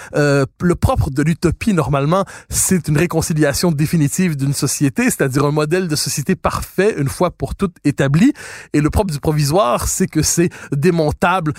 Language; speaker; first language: French; native; French